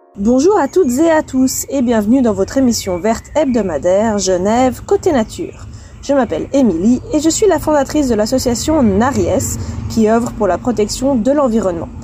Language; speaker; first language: French; native; French